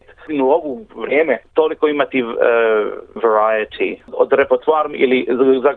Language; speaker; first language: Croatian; early bilingual, heritage; English